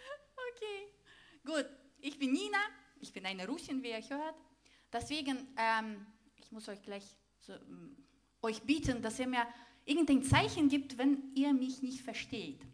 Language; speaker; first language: German; non-native, fluent; Russian